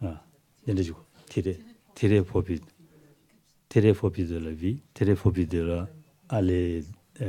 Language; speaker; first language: French; non-native, learner; Tibetan